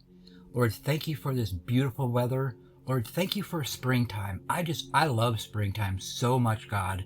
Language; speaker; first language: English; native; English